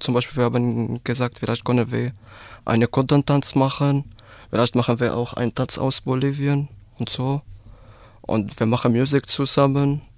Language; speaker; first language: German; non-native, learner; Arabic